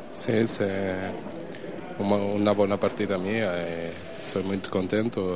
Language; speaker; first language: Italian; non-native, learner; Spanish